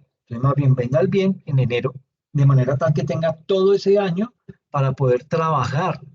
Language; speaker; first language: Spanish; native; Spanish